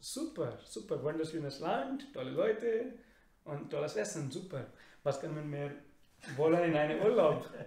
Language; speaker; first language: German; non-native, learner; Urdu